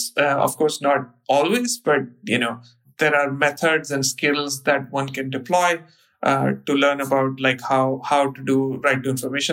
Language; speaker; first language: English; non-native, local second language; Hindi